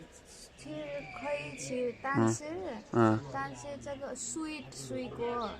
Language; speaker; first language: Chinese; non-native, learner; Nepali